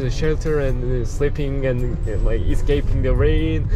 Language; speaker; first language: English; non-native, learner; Korean